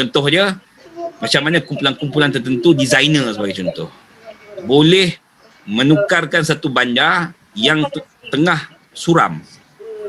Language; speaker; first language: Malay; native; Malay